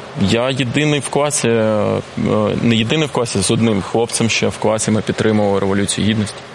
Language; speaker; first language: Ukrainian; non-native, local second language; Russian